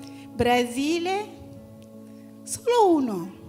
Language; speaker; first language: Italian; non-native, learner; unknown